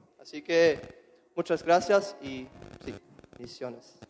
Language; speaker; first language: Spanish; non-native, local second language; German